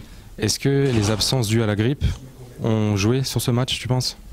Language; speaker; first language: French; native; French